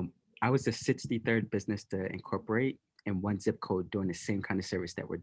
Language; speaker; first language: English; native; English